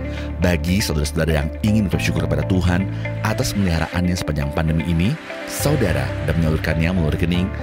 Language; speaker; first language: Indonesian; native; Indonesian